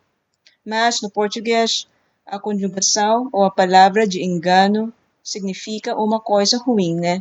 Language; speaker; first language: Portuguese; non-native, fluent; Filipino